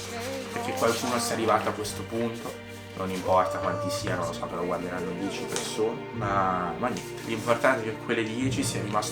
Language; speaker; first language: Italian; native; Italian